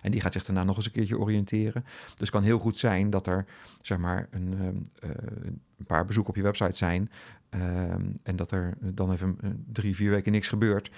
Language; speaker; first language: Dutch; native; Dutch